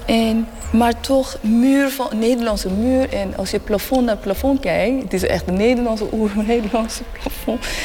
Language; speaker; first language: Dutch; non-native, learner; Persian